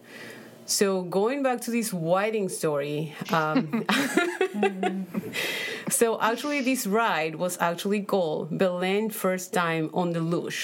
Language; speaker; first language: English; non-native, fluent; Spanish